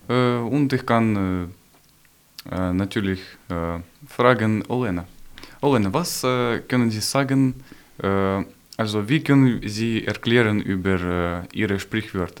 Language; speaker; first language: German; non-native, learner; Ukrainian